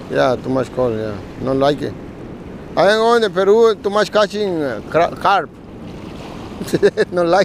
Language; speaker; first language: English; non-native, learner; Spanish